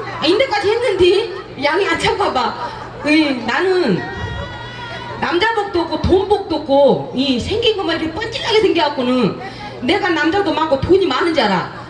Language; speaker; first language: Korean; non-native, fluent; Thai